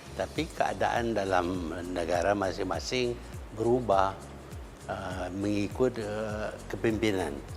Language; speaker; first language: Malay; native; Malay